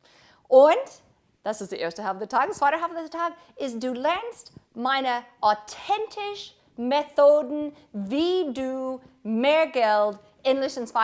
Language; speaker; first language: German; non-native, fluent; English